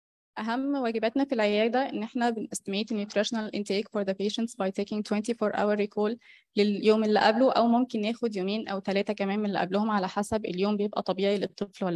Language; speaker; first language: Arabic; native; Arabic